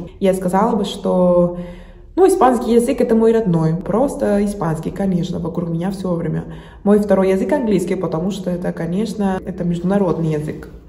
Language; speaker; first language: Russian; non-native, fluent; Spanish